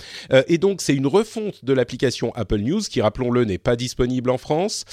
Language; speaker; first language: French; native; French